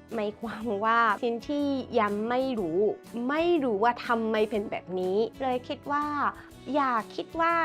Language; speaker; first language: Thai; non-native, fluent; Japanese